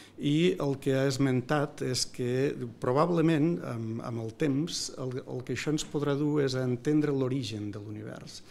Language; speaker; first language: Catalan; native; Catalan